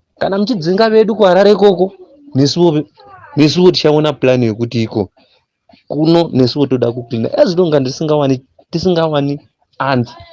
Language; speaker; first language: Shona; non-native, local second language; North Ndebele